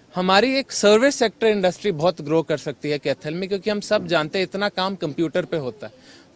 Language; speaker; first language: Hindi; native; Hindi